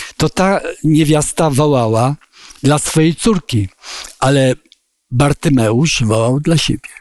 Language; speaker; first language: Polish; native; Polish